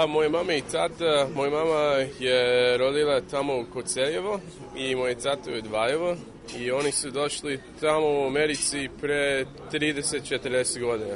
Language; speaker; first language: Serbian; early bilingual, heritage; English